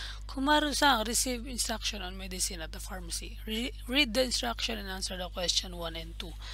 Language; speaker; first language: English; non-native, local second language; Filipino